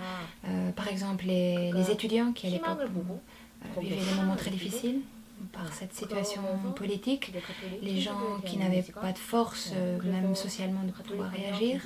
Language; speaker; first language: French; non-native, fluent; Korean